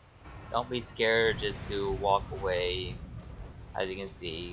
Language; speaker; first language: English; native; English